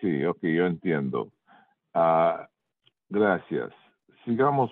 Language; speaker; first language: Spanish; early bilingual, heritage; Spanish